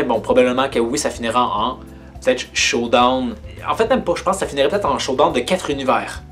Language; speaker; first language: French; native; French